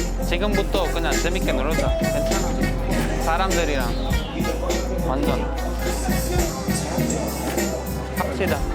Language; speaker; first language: Korean; non-native, learner; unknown